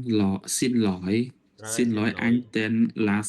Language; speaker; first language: Vietnamese; non-native, learner; Khmer